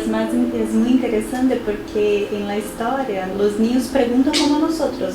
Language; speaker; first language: Spanish; non-native, fluent; Portuguese